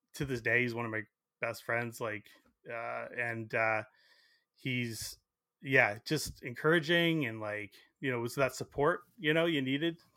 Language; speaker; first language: English; native; English